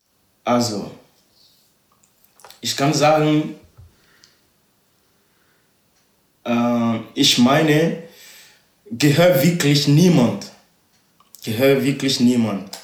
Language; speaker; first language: German; non-native, learner; Ewe